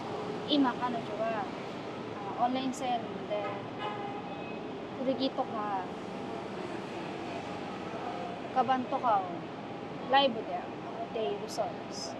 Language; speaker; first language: Japanese; non-native, fluent; Filipino